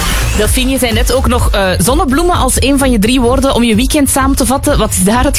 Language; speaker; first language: Dutch; native; Dutch